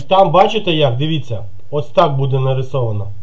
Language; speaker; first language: Russian; native; Russian